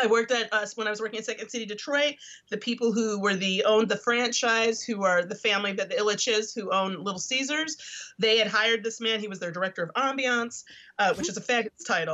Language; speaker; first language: English; native; English